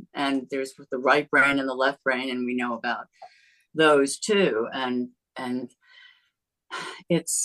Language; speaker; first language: English; native; English